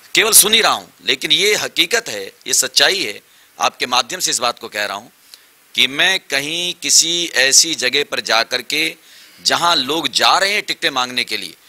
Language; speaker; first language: Hindi; native; Hindi